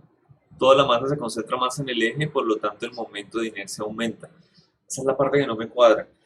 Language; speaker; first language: Spanish; native; Spanish